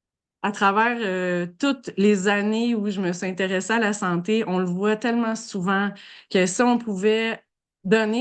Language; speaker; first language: French; native; French